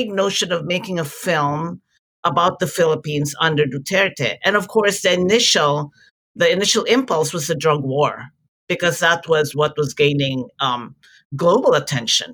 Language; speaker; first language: English; non-native, local second language; Filipino